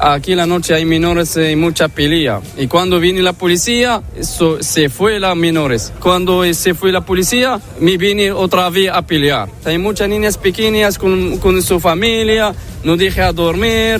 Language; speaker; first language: Spanish; non-native, learner; Arabic